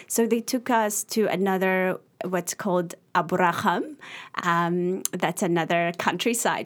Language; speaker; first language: English; early bilingual, other home language; Arabic